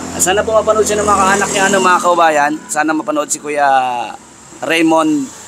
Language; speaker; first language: Filipino; native; Filipino